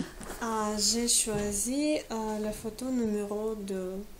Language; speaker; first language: French; non-native, learner; Russian